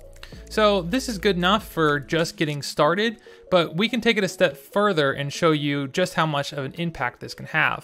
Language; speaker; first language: English; native; English